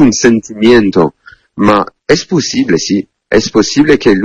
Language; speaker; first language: Spanish; non-native, learner; Italian